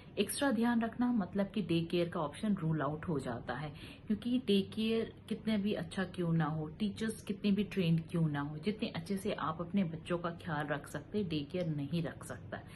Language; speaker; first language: Hindi; native; Hindi